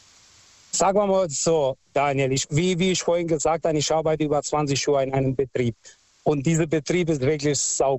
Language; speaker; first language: German; non-native, local second language; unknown